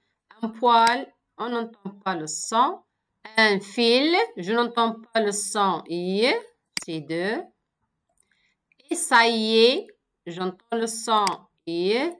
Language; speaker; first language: French; non-native, local second language; Arabic